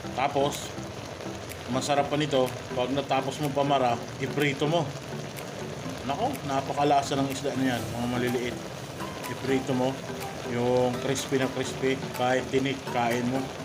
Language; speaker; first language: Filipino; non-native, local second language; Bikol